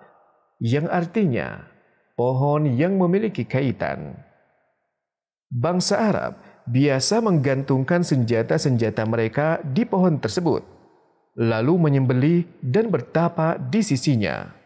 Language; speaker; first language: Indonesian; native; Indonesian